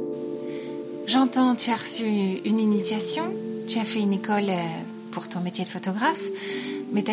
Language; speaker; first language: French; native; French